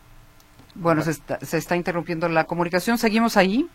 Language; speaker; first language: Spanish; native; Spanish